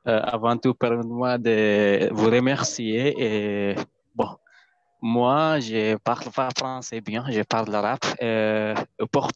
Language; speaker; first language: French; non-native, learner; Arabic